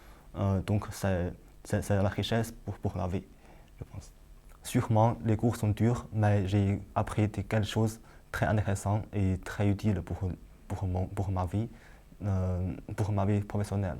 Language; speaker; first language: French; non-native, learner; Chinese